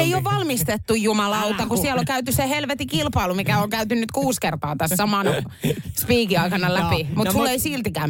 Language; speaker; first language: Finnish; native; Finnish